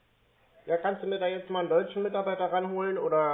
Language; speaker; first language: German; native; German